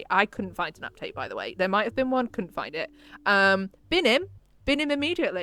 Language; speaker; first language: English; native; English